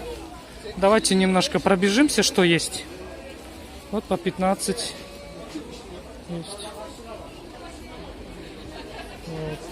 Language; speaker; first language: Russian; non-native, local second language; Kyrgyz